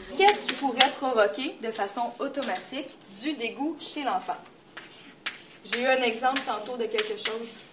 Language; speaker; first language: French; native; French